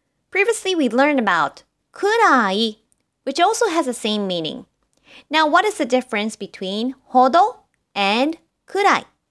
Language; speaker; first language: English; non-native, fluent; Japanese